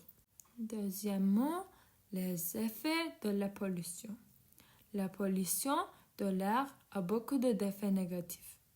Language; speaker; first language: French; non-native, learner; Turkish